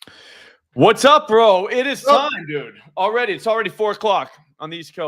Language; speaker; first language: English; native; English